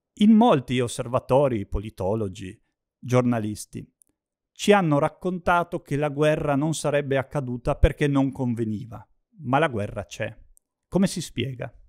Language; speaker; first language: Italian; native; Italian